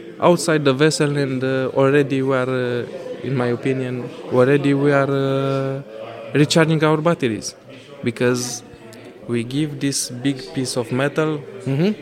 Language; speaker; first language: English; non-native, fluent; Romanian